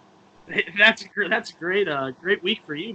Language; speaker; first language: English; native; English